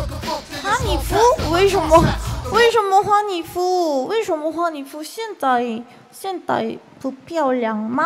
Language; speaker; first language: Chinese; non-native, learner; Korean